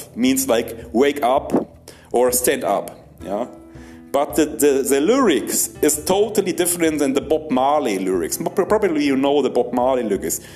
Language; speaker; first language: English; non-native, fluent; German